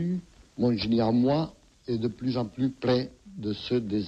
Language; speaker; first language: French; non-native, fluent; Catalan